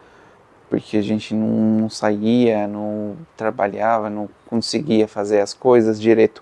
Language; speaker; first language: Portuguese; non-native, fluent; Arabic